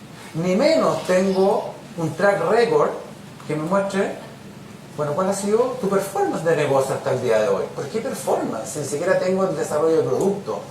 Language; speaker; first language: Spanish; native; Spanish